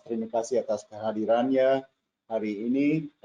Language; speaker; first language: Indonesian; non-native, fluent; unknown